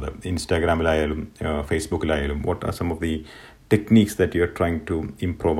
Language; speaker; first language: Malayalam; native; Malayalam